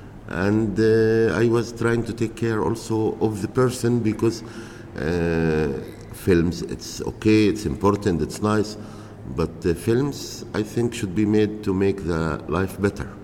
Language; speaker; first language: English; non-native, fluent; Arabic